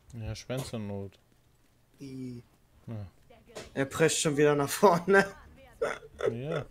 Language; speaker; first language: German; native; German